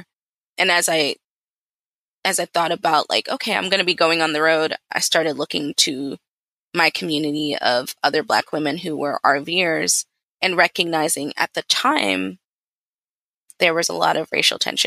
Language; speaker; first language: English; native; English